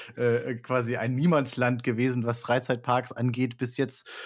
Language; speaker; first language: German; native; German